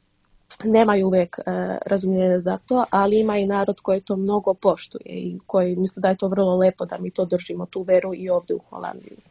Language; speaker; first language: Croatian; early bilingual, heritage; Dutch